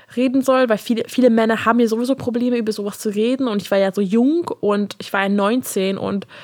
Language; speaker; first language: German; non-native, fluent; Hungarian